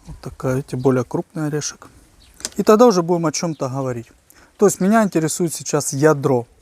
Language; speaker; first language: Russian; native; Russian